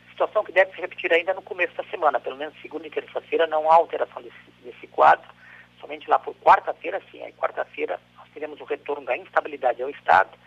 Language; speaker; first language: Portuguese; native; Portuguese